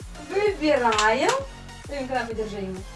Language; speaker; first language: Russian; native; Russian